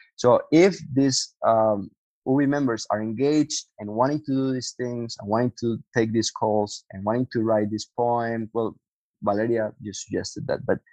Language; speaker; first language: English; non-native, fluent; Spanish